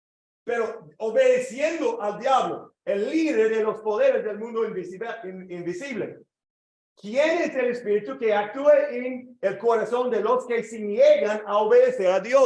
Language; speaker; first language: Spanish; non-native, learner; English